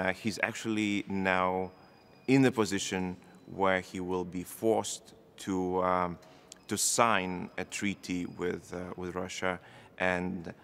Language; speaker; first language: English; non-native, fluent; Lithuanian